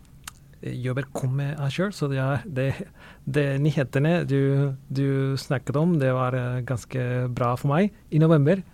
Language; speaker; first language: Norwegian; non-native, fluent; Spanish